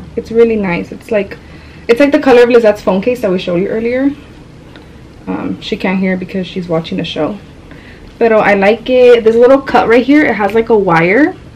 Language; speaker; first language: English; early bilingual, other home language; Spanish